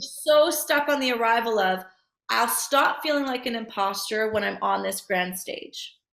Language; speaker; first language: English; native; English